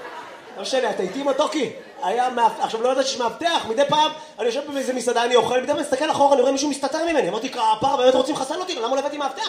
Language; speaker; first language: Hebrew; native; Hebrew